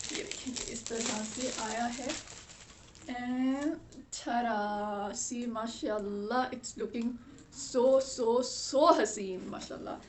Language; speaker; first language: Urdu; native; Urdu